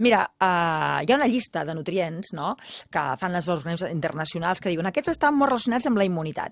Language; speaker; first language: Catalan; native; Catalan